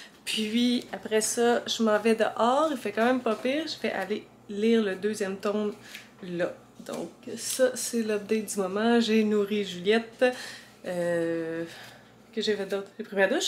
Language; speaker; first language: French; native; French